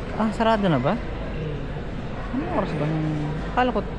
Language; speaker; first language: Filipino; native; Filipino